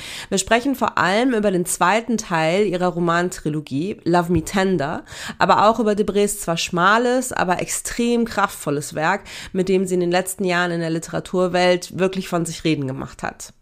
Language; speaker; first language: German; native; German